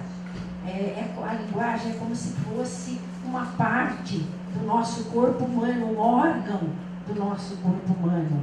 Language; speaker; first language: Portuguese; native; Portuguese